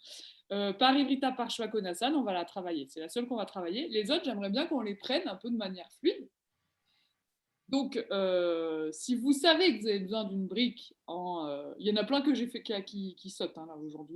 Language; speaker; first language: French; native; French